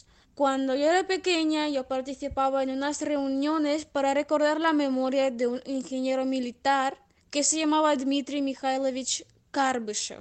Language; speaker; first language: Spanish; non-native, fluent; Russian